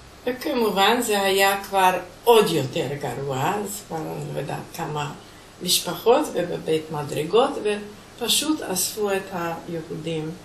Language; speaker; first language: Hebrew; non-native, fluent; Hungarian